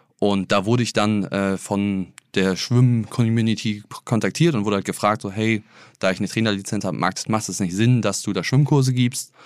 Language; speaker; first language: German; native; German